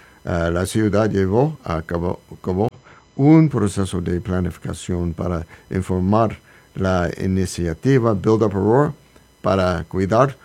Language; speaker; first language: Spanish; non-native, learner; English